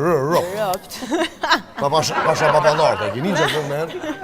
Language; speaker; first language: Albanian; native; Albanian